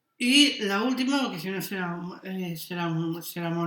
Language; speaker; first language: Spanish; non-native, local second language; Catalan